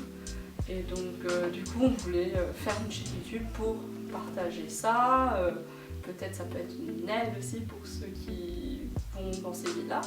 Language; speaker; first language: French; native; French